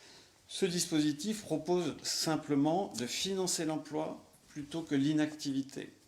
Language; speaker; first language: French; native; French